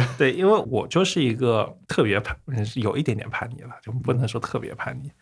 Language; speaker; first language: Chinese; native; Chinese